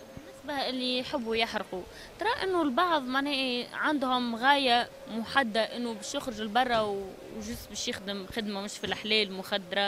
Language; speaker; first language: Arabic; native; Arabic